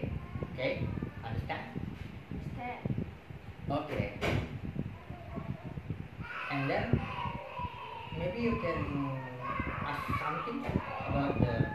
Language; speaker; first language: English; non-native, learner; Indonesian